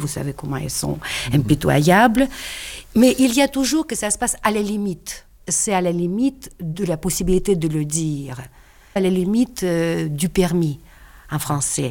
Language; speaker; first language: French; non-native, fluent; Russian